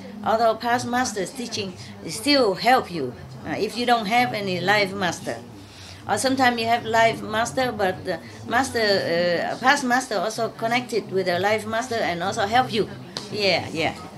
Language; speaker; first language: English; non-native, fluent; Vietnamese